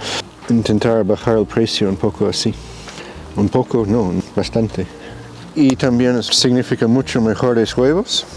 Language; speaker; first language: Spanish; non-native, fluent; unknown